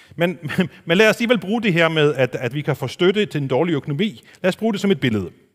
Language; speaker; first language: Danish; non-native, local second language; Faroese